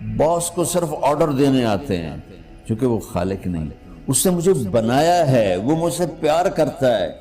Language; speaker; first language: Urdu; non-native, local second language; Punjabi